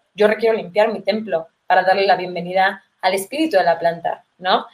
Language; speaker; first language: Spanish; native; Spanish